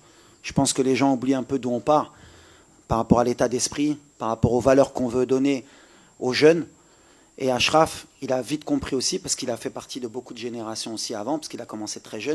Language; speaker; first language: French; native; French